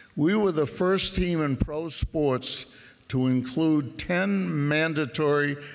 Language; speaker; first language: English; native; English